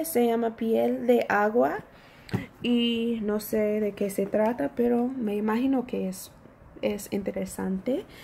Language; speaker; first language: Spanish; non-native, learner; English